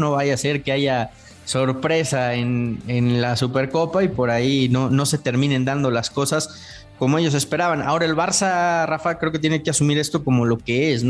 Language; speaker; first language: Spanish; native; Spanish